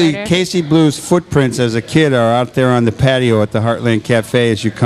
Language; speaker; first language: English; native; English